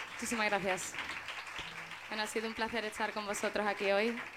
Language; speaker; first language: Spanish; native; Spanish